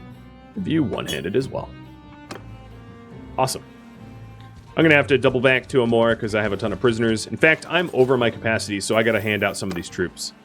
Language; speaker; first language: English; native; English